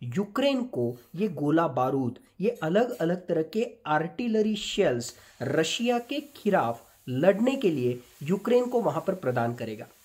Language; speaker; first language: Hindi; non-native, local second language; Marathi